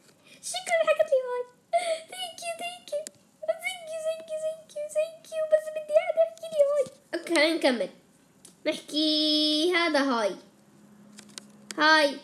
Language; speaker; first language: Arabic; native; Arabic